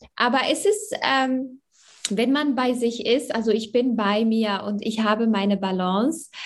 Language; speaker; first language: German; early bilingual, other home language; Arabic